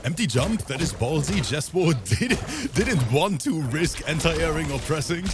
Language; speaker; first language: English; native; English